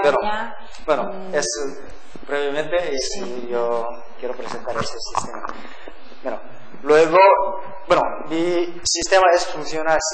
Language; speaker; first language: Spanish; non-native, learner; Korean